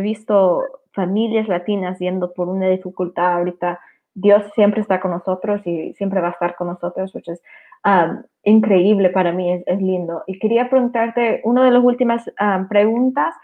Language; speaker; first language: Spanish; early bilingual, heritage; Spanish